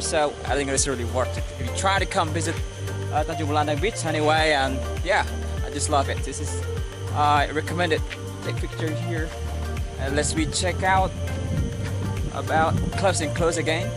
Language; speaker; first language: English; non-native, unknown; Indonesian